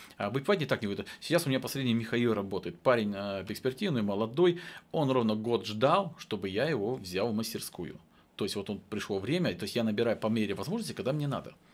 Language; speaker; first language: Russian; native; Russian